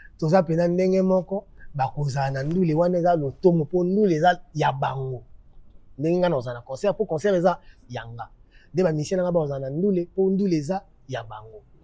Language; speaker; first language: Lingala; native; Lingala